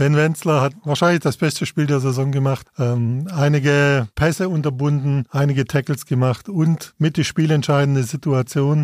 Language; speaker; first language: German; native; German